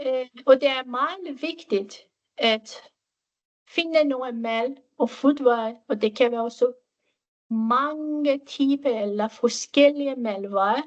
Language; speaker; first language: Danish; non-native, fluent; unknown